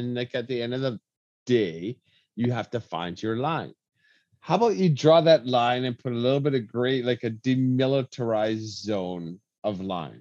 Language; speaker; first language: English; native; English